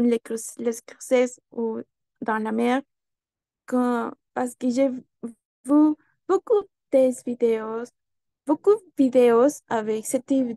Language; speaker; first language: French; non-native, learner; Spanish